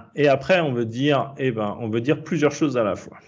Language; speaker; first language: French; native; French